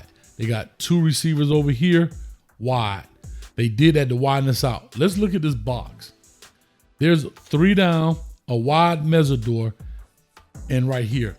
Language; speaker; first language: English; native; English